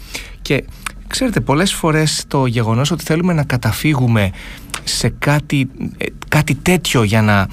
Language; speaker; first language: Greek; native; Greek